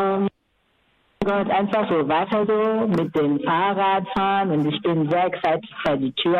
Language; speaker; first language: German; non-native, fluent; Swahili